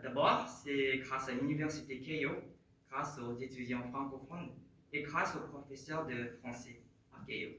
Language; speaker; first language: French; non-native, fluent; Japanese